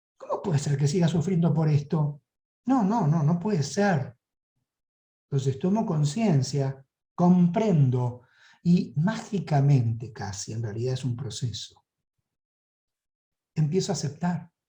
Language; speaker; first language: Spanish; native; Spanish